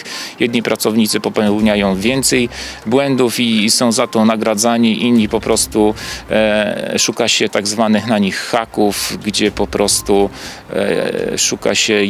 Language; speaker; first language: Polish; native; Polish